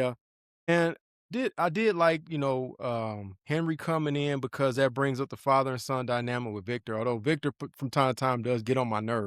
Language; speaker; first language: English; native; English